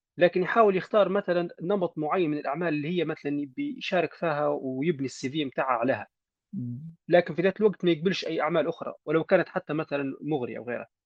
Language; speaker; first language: Arabic; native; Arabic